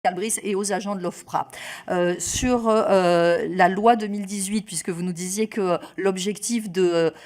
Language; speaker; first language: French; native; French